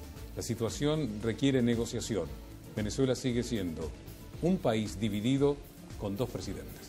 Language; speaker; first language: Spanish; native; Spanish